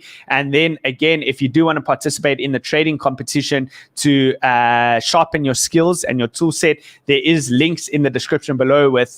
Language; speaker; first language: English; native; English